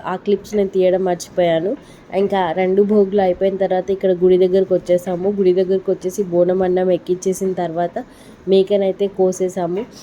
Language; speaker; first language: Telugu; non-native, local second language; Lambadi